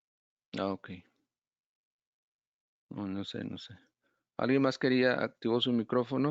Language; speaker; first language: Spanish; native; Spanish